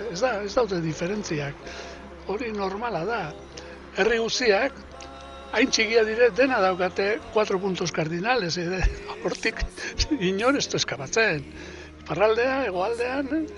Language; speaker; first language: Basque; native; Basque